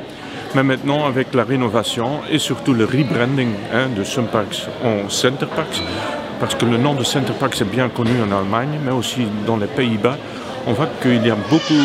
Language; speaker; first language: French; non-native, local second language; Dutch